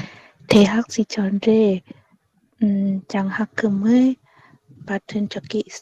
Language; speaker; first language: Korean; non-native, learner; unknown